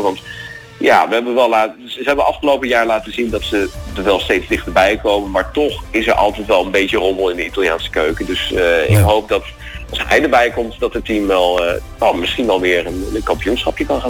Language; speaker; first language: Dutch; native; Dutch